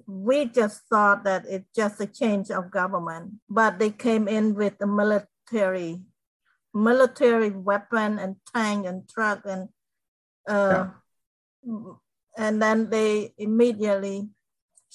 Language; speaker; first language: English; non-native, fluent; Khmer